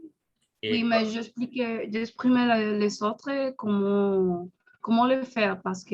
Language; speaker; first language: French; non-native, learner; Spanish